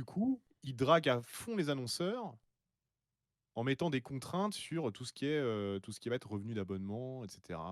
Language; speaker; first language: French; native; French